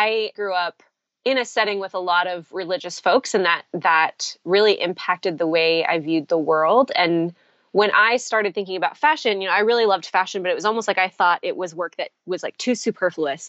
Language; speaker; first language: English; native; English